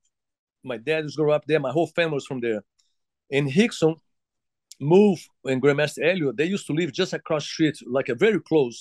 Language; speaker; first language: English; non-native, fluent; Portuguese